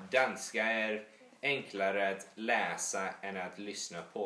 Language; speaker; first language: Swedish; early bilingual, heritage; English